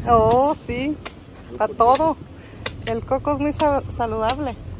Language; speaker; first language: Spanish; native; Spanish